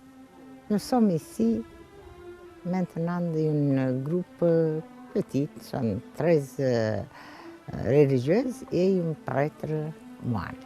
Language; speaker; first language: French; non-native, learner; Romanian